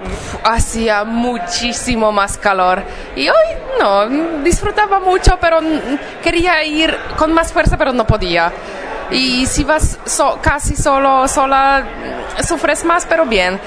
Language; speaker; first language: Spanish; non-native, fluent; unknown